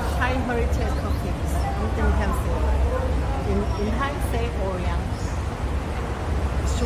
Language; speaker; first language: English; non-native, learner; Thai